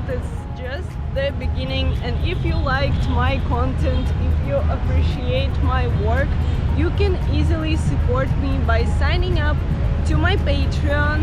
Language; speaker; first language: English; non-native, fluent; Ukrainian